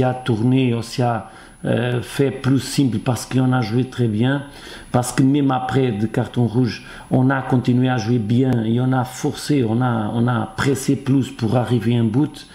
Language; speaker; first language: French; non-native, fluent; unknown